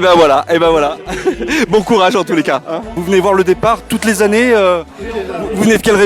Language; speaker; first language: French; native; French